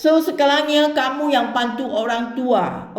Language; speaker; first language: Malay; non-native, local second language; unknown